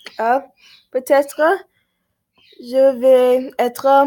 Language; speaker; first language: French; non-native, learner; English